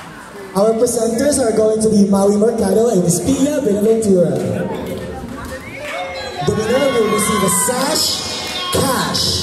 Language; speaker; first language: English; non-native, local second language; Filipino